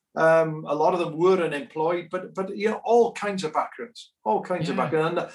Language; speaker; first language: English; native; English